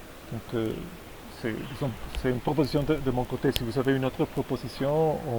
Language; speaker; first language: French; non-native, fluent; Spanish